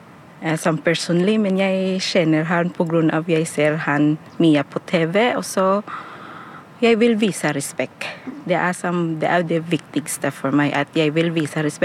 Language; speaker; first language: Norwegian; non-native, fluent; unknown